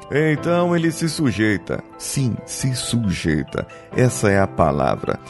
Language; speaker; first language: Portuguese; native; Portuguese